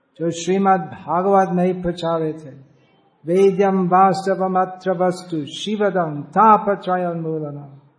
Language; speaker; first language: Hindi; non-native, fluent; English